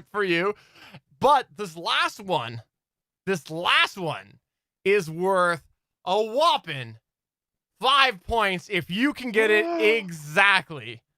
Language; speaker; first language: English; native; English